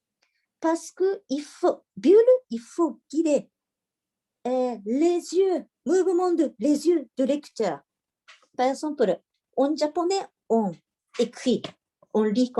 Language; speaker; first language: French; non-native, learner; Japanese